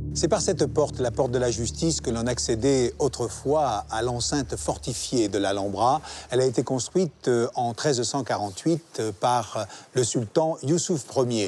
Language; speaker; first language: French; native; French